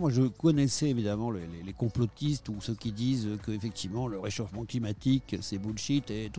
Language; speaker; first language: French; native; French